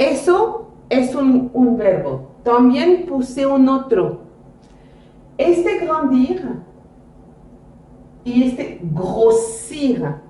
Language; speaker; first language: Spanish; non-native, fluent; French